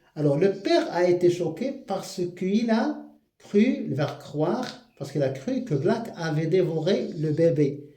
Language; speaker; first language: French; non-native, local second language; Arabic